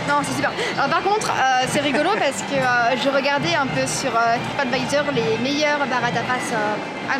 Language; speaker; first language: French; native; French